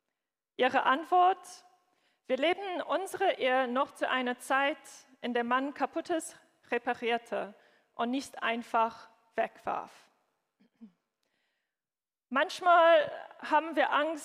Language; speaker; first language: German; non-native, fluent; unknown